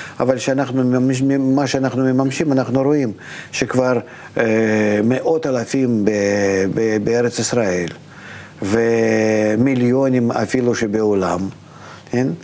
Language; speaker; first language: Hebrew; non-native, fluent; Russian